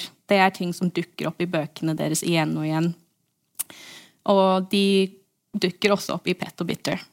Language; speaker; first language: Norwegian; early bilingual, heritage; English